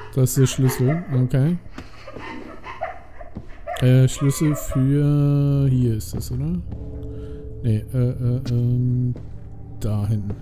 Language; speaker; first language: German; native; German